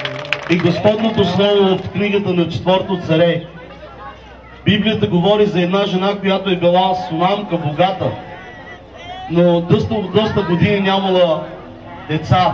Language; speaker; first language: Bulgarian; non-native, local second language; Romany